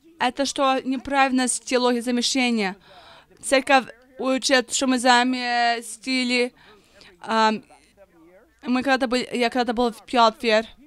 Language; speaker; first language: Russian; early bilingual, heritage; Russian